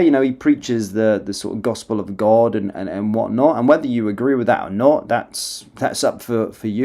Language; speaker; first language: English; native; English